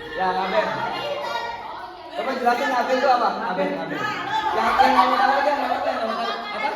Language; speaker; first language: Indonesian; native; Indonesian